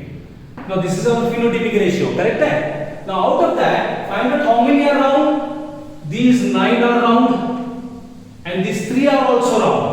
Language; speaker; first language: English; non-native, local second language; Hindi